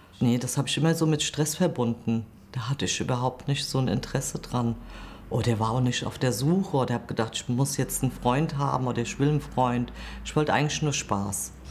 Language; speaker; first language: German; early bilingual, other home language; Kurdish